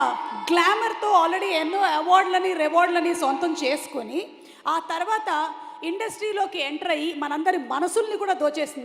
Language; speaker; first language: Telugu; native; Telugu